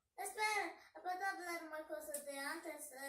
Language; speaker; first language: Spanish; non-native, learner; Portuguese